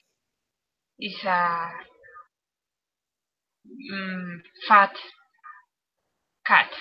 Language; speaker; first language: English; non-native, learner; Spanish